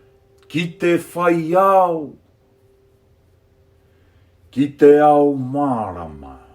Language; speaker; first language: Māori; non-native, local second language; English